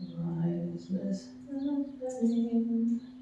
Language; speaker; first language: English; native; English